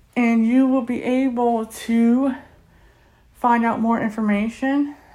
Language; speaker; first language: English; native; English